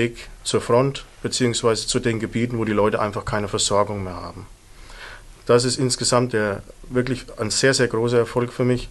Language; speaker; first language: German; native; German